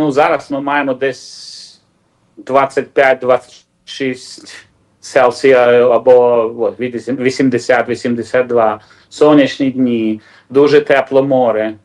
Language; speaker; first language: Ukrainian; non-native, local second language; Russian